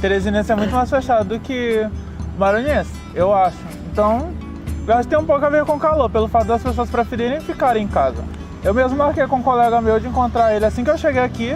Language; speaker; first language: Portuguese; native; Portuguese